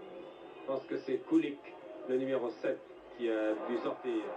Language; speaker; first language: French; native; French